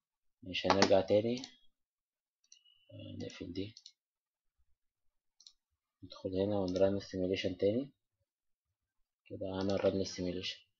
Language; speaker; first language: Arabic; native; Arabic